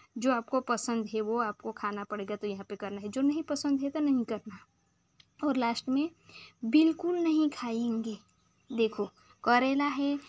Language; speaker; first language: Hindi; non-native, local second language; Gujarati